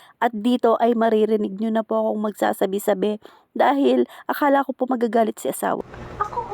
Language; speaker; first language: Filipino; native; Filipino